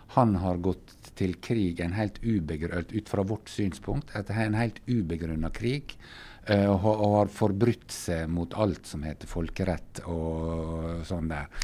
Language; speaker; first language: Norwegian; native; Norwegian